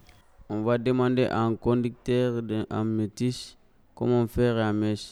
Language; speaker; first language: French; non-native, learner; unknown